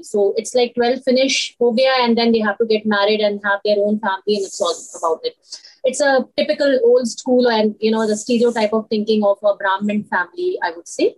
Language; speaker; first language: English; non-native, local second language; Hindi